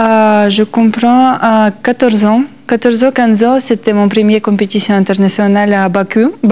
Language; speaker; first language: French; non-native, learner; Russian